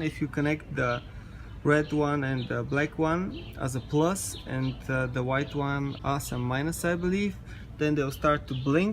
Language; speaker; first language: English; non-native, fluent; Bulgarian